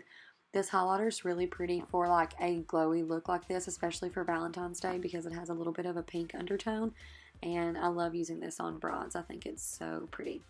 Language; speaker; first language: English; native; English